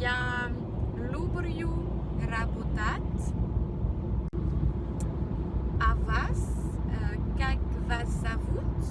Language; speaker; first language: Russian; non-native, learner; French